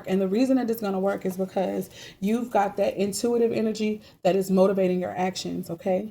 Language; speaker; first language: English; native; English